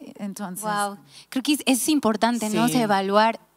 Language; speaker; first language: Spanish; non-native, fluent; English